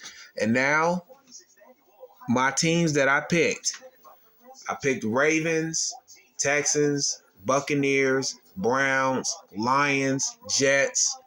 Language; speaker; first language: English; native; English